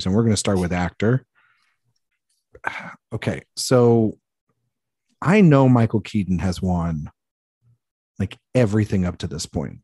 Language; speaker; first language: English; native; English